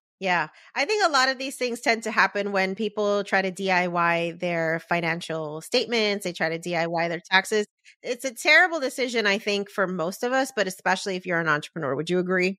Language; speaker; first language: English; native; English